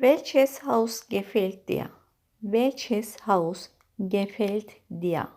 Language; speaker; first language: German; non-native, fluent; Turkish